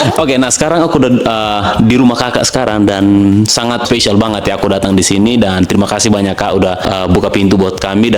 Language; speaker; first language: Indonesian; native; Indonesian